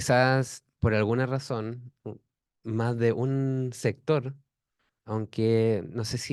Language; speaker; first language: Spanish; native; Spanish